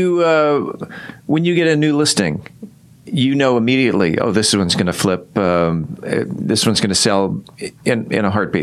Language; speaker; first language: English; native; English